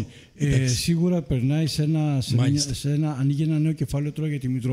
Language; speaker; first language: Greek; native; Greek